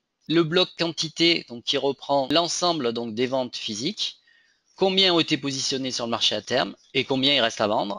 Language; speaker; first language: French; native; French